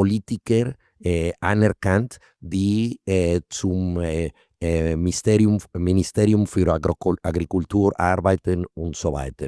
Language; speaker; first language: German; non-native, fluent; Spanish